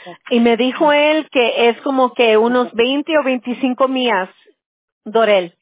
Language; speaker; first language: Spanish; early bilingual, heritage; Spanish